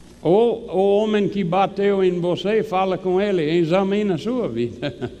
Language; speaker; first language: Portuguese; non-native, fluent; English